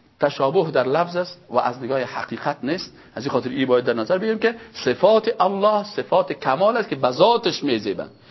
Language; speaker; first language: Persian; native; Persian